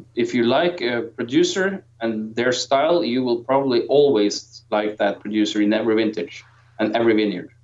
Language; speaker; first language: English; non-native, fluent; Norwegian